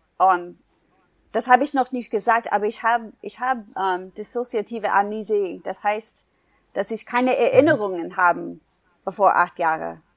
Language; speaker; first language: German; non-native, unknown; English